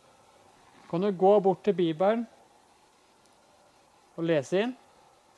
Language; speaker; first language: Norwegian; native; Norwegian